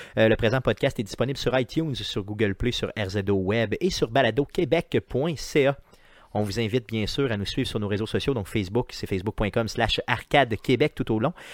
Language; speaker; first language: French; native; French